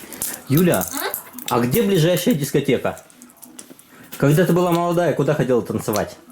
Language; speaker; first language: Russian; native; Russian